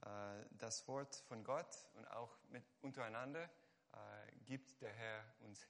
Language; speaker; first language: German; non-native, fluent; Hungarian